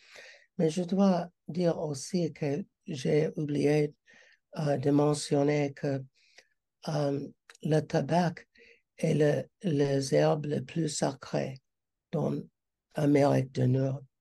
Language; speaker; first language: French; non-native, learner; English